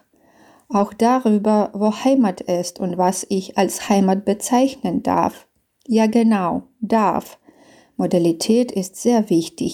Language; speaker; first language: German; non-native, fluent; Belarusian